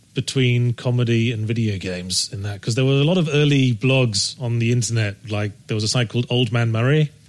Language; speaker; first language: English; native; English